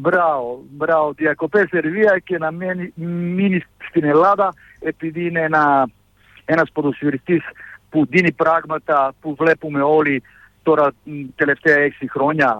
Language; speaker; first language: Greek; non-native, fluent; Serbian